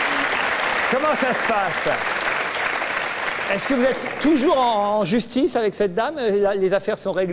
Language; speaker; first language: French; native; French